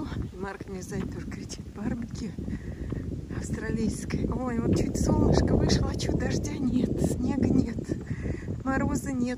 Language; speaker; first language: Russian; native; Russian